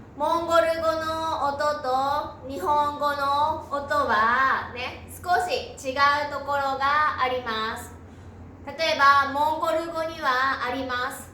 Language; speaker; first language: Japanese; native; Japanese